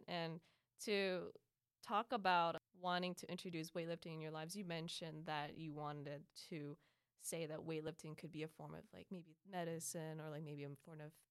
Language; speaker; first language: English; early bilingual, other home language; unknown